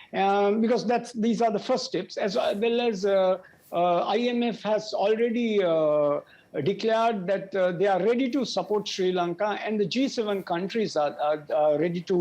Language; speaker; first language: English; non-native, local second language; Sinhala